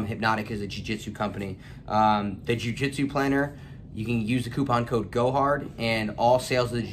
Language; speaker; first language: English; native; English